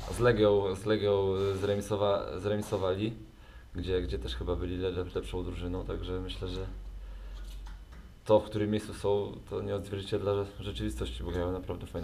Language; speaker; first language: Polish; native; Polish